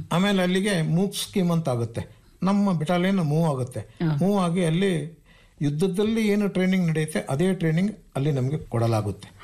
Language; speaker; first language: Kannada; non-native, local second language; Kodava